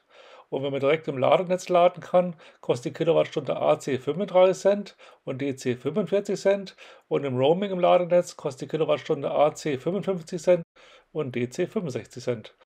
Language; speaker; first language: German; native; German